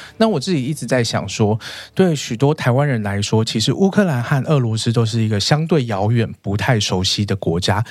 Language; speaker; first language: Chinese; native; Chinese